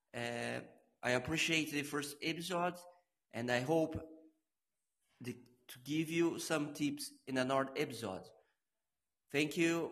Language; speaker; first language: English; non-native, learner; Portuguese